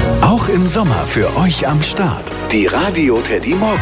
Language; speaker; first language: German; native; German